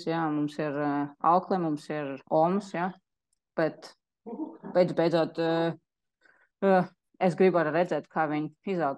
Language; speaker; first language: Latvian; non-native, local second language; Russian